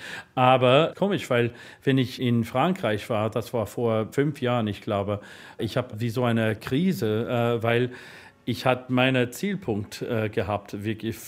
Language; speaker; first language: German; non-native, fluent; English